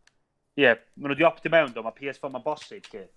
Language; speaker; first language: Welsh; native; Welsh